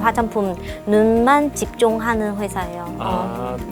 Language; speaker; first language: Korean; non-native, fluent; Chinese